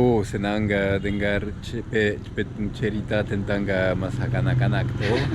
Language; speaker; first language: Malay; non-native, fluent; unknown